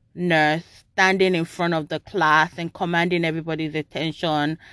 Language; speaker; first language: English; non-native, local second language; Yoruba